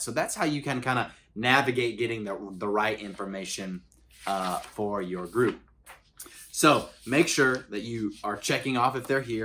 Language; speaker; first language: English; native; English